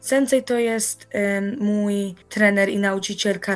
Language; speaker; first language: Polish; early bilingual, heritage; Polish